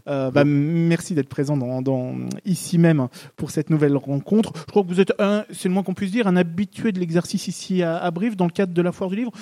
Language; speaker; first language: French; native; French